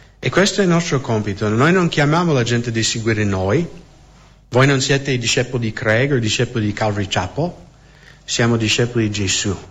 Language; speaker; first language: Italian; non-native, fluent; English